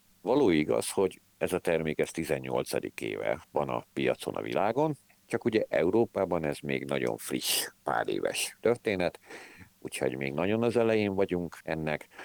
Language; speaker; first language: Hungarian; native; Hungarian